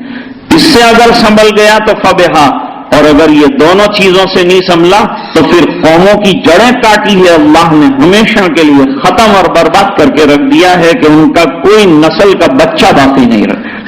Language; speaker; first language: Urdu; native; Urdu